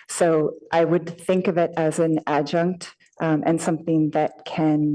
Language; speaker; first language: English; native; English